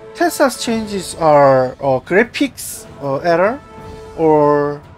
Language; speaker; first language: English; non-native, learner; Korean